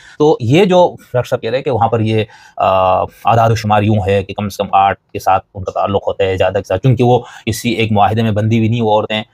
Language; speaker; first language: Urdu; native; Urdu